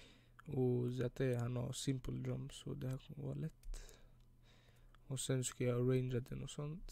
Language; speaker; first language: Swedish; early bilingual, other home language; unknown